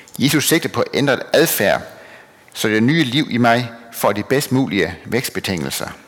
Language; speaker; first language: Danish; native; Danish